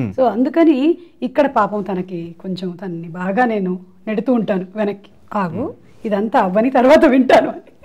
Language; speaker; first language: Telugu; non-native, local second language; Malayalam